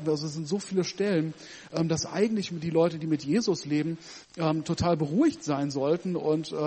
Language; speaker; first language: German; native; German